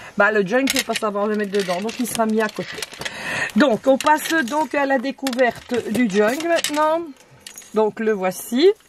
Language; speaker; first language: French; native; French